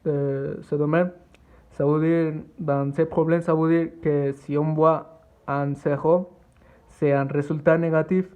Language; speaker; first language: French; non-native, learner; Spanish